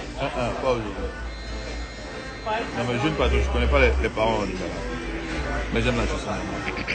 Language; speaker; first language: French; non-native, local second language; Baoulé